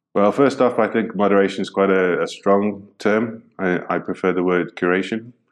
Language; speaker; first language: English; native; English